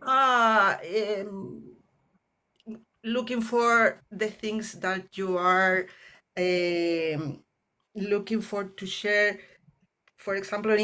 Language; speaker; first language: English; non-native, learner; Spanish